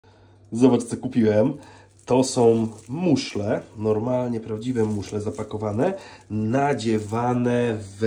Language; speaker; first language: Polish; native; Polish